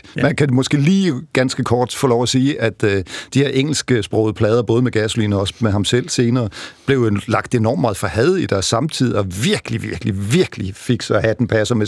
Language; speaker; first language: Danish; native; Danish